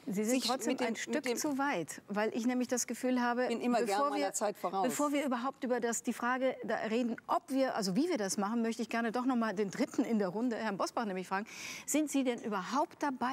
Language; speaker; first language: German; native; German